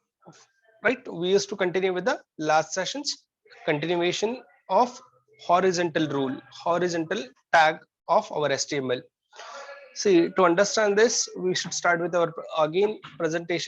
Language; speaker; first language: English; non-native, local second language; Kannada